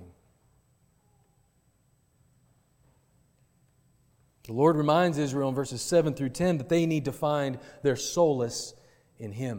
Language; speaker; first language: English; native; English